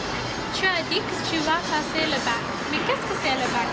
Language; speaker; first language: French; non-native, learner; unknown